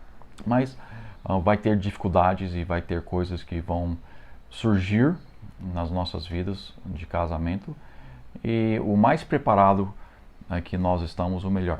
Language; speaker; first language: Portuguese; non-native, fluent; English